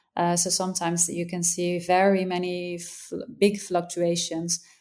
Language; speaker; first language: English; non-native, fluent; Dutch